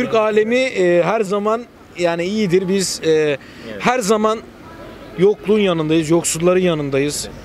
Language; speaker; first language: Turkish; native; Turkish